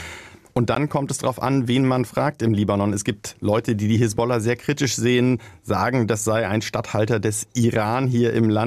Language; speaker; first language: German; native; German